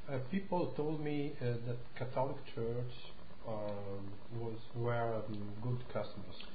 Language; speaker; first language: English; non-native, learner; Italian